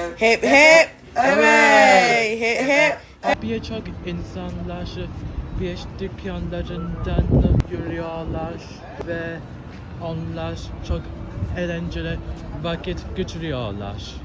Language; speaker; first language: Turkish; non-native, learner; English